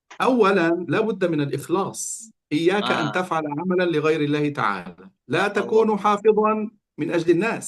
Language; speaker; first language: Arabic; native; Arabic